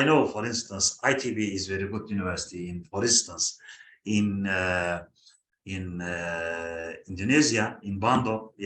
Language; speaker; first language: English; non-native, fluent; Turkish